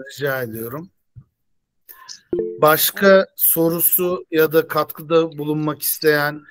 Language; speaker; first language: Turkish; native; Turkish